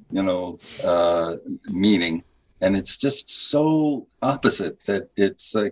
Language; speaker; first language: English; native; English